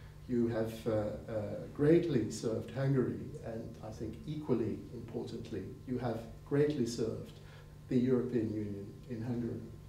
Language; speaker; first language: English; non-native, fluent; French